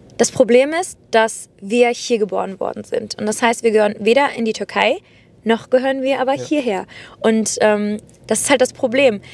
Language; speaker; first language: German; native; German